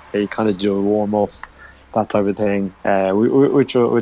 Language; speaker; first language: English; native; English